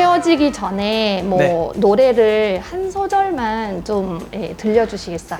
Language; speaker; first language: Korean; non-native, fluent; Thai